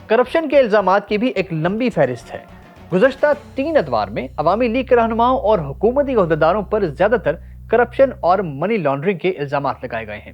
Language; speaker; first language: Urdu; native; Urdu